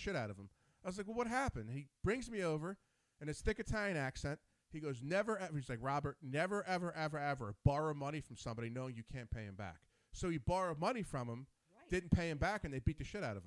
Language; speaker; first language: English; native; English